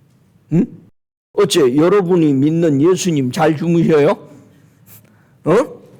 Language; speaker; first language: Korean; native; Korean